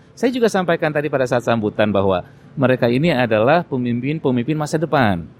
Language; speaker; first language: Indonesian; native; Indonesian